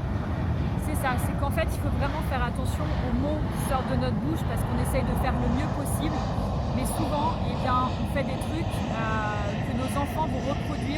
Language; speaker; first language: French; native; French